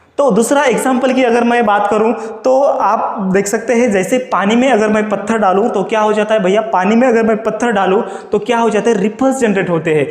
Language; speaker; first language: Hindi; non-native, local second language; Marathi